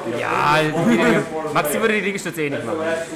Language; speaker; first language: German; native; German